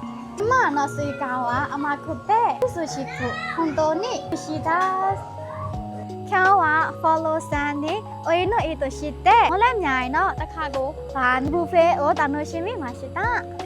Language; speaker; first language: Japanese; non-native, learner; Burmese